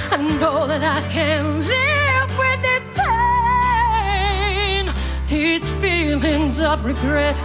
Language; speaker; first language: English; native; English